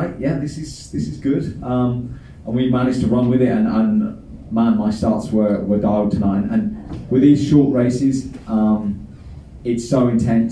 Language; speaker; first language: English; native; English